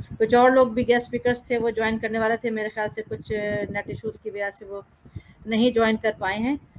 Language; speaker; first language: Urdu; native; Urdu